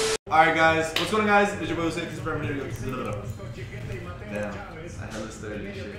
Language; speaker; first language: English; early bilingual, other home language; Spanish